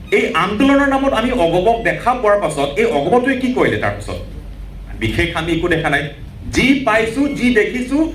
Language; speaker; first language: Assamese; non-native, local second language; Karbi